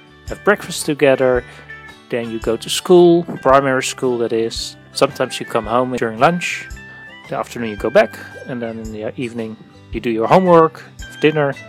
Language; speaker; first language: English; non-native, fluent; Dutch